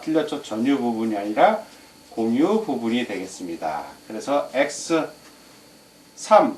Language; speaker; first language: Korean; native; Korean